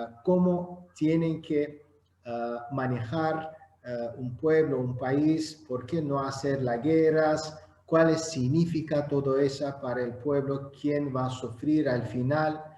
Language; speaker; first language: Spanish; non-native, fluent; Azerbaijani